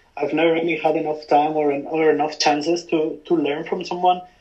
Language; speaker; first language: English; non-native, fluent; Spanish